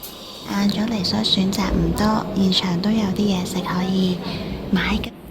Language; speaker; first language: Cantonese; native; Cantonese